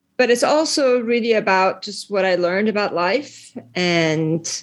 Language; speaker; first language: English; early bilingual, other home language; Persian